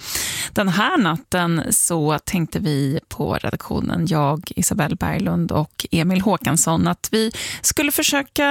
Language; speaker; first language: Swedish; native; Swedish